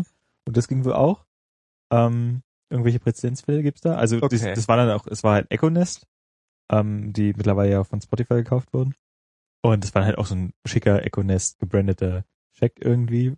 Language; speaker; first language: German; native; German